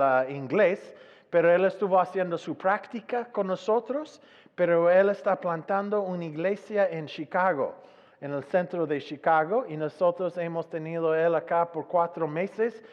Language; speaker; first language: Spanish; non-native, fluent; English